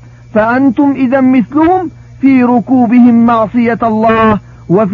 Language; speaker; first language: Arabic; native; Arabic